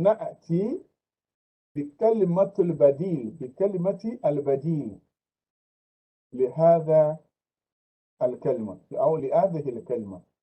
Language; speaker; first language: Arabic; non-native, fluent; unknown